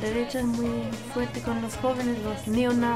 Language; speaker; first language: Spanish; non-native, learner; German